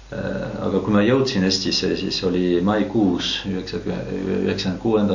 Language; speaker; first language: Estonian; non-native, fluent; French